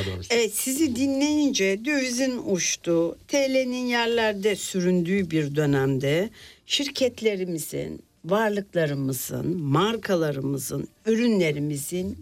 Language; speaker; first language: Turkish; native; Turkish